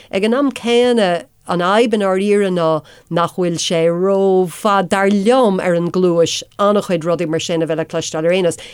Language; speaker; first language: Irish; non-native, local second language; English